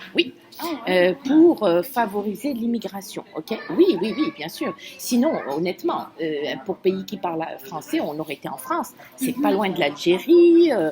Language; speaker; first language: French; non-native, local second language; Kabyle